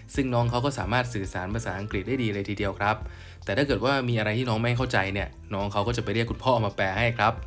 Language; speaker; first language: Thai; native; Thai